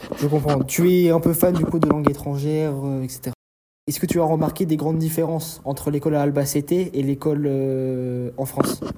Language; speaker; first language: French; native; French